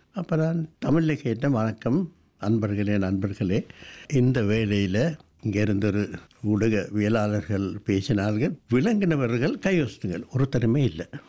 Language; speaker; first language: Tamil; non-native, local second language; Sinhala